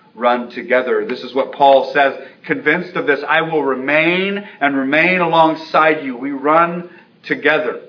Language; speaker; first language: English; native; English